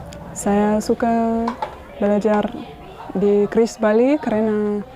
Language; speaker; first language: Indonesian; non-native, learner; English